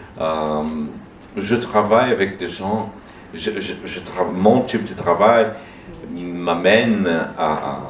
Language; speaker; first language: French; non-native, fluent; Portuguese